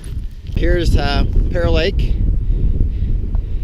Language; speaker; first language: English; native; English